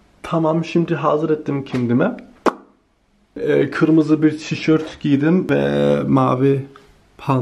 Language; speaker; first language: Turkish; early bilingual, heritage; Turkish